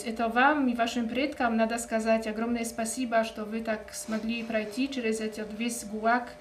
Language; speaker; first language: Russian; non-native, fluent; Polish